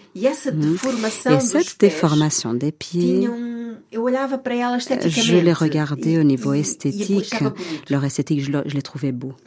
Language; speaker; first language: French; non-native, fluent; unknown